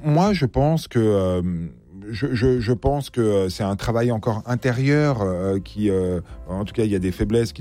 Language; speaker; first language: French; native; French